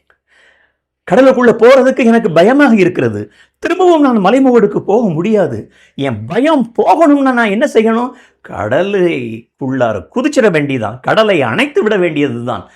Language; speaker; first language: Tamil; native; Tamil